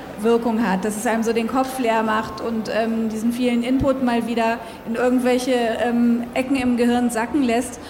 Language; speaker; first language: German; native; German